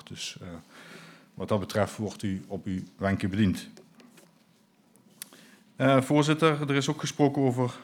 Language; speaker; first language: Dutch; native; Dutch